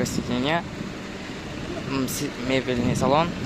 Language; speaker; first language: Russian; non-native, local second language; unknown